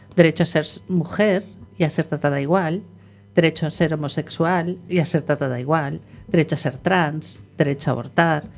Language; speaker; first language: Spanish; native; Spanish